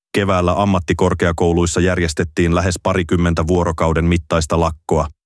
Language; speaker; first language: Finnish; native; Finnish